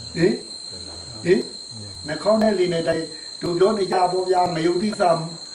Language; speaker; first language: Burmese; native; Burmese